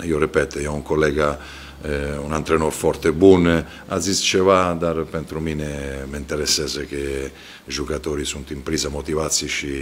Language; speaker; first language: Romanian; non-native, fluent; Italian